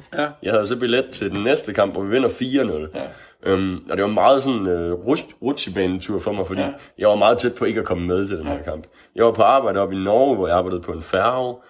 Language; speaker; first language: Danish; native; Danish